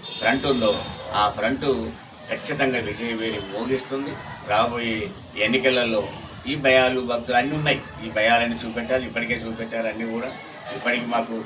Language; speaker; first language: Telugu; native; Telugu